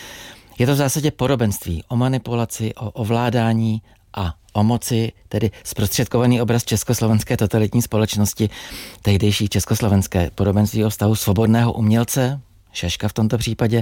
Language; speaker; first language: Czech; native; Czech